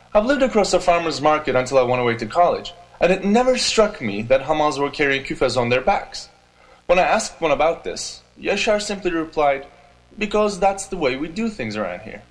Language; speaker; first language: English; non-native, fluent; Turkish